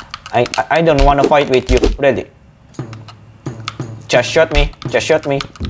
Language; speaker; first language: English; non-native, learner; Indonesian